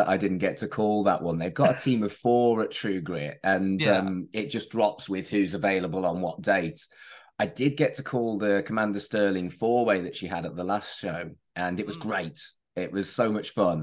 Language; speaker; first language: English; native; English